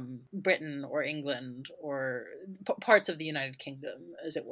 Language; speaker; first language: English; native; English